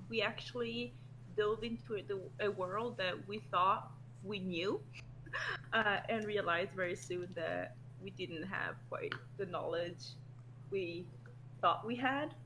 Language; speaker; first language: English; non-native, fluent; Italian